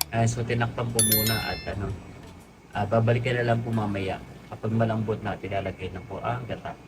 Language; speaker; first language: Filipino; native; Filipino